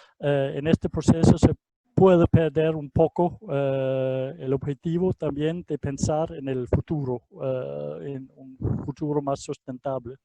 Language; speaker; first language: Spanish; non-native, fluent; Danish